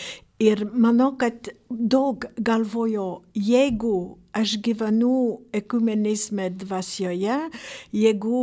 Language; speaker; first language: Lithuanian; non-native, fluent; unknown